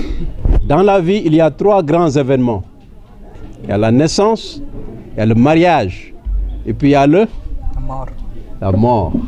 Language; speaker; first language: French; non-native, local second language; Wolof